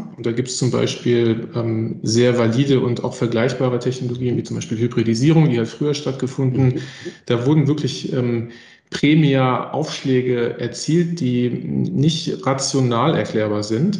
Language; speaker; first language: German; native; German